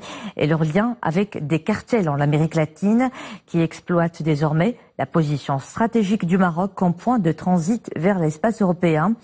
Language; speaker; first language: French; non-native, local second language; Arabic